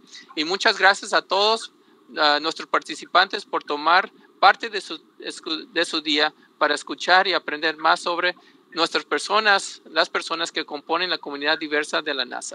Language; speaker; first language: Spanish; early bilingual, heritage; Spanish